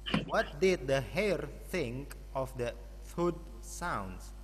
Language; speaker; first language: English; non-native, fluent; Indonesian